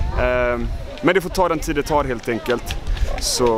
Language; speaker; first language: Swedish; native; Swedish